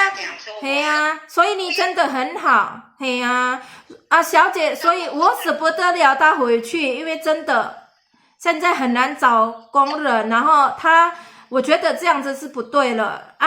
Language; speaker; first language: Chinese; non-native, fluent; Indonesian